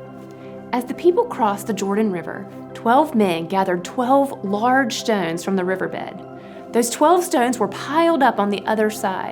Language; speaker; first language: English; native; English